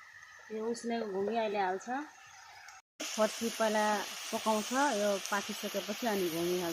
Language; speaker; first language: Nepali; non-native, local second language; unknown